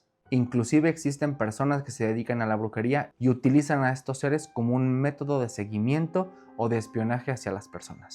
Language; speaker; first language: Spanish; native; Spanish